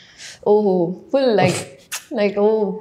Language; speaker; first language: Telugu; non-native, local second language; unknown